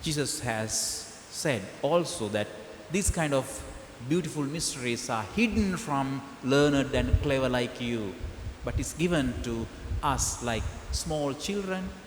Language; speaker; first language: English; non-native, local second language; Sinhala